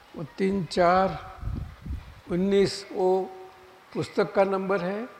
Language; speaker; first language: Hindi; non-native, local second language; Gujarati